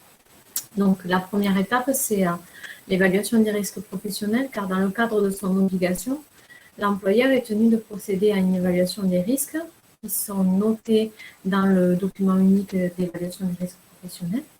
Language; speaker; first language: French; native; French